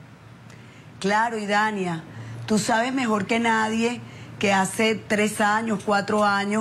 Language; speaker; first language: Spanish; native; Spanish